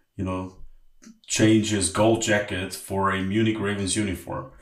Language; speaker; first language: English; non-native, fluent; German